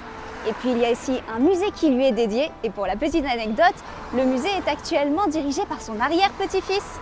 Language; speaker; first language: French; native; French